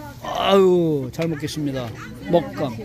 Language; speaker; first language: Korean; native; Korean